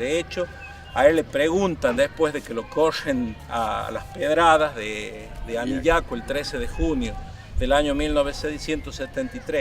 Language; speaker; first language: Spanish; native; Spanish